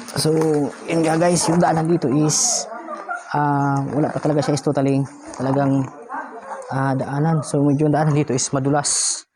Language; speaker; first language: Filipino; non-native, local second language; Bikol